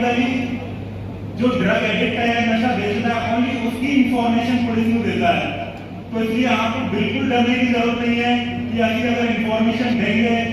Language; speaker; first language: Hindi; non-native, local second language; Punjabi